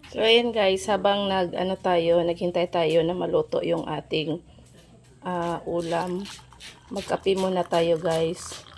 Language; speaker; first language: Filipino; non-native, local second language; Cebuano